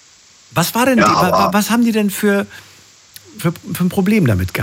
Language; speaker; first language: German; native; German